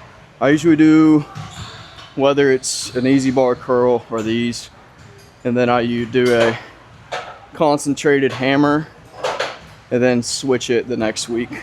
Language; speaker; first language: English; native; English